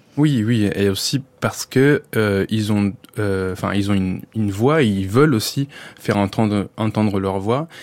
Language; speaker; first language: French; non-native, fluent; Spanish